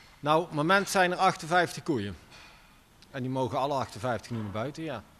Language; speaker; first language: Dutch; native; Dutch